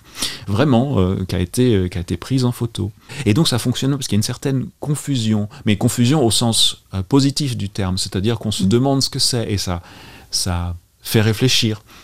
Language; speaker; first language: French; native; French